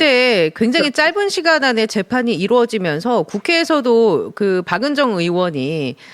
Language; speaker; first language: Korean; native; Korean